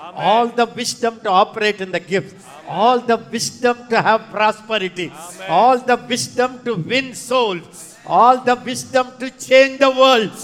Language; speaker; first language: English; non-native, local second language; Tamil